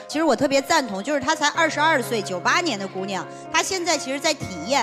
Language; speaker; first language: Chinese; native; Chinese